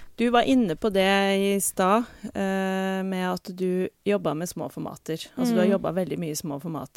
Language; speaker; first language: Norwegian; native; Norwegian